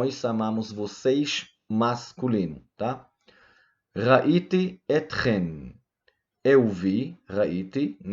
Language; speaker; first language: Portuguese; non-native, fluent; Hebrew